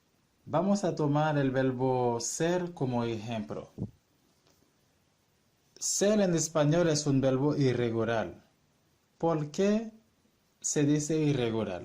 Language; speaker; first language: Spanish; non-native, fluent; Haitian Creole